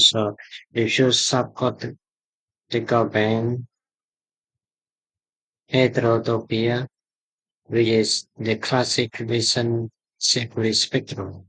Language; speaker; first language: English; non-native, fluent; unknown